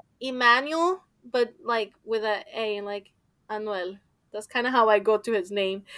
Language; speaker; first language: English; native; English